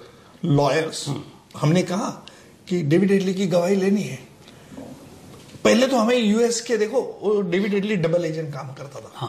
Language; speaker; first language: Hindi; non-native, local second language; Marathi